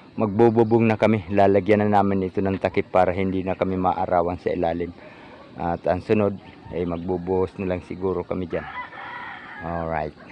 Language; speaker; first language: Filipino; native; Filipino